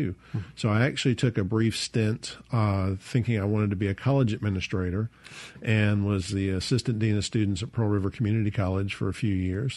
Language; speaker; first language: English; native; English